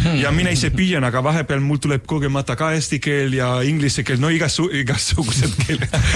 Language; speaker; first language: Estonian; non-native, fluent; Spanish